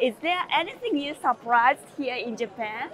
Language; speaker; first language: English; non-native, learner; Japanese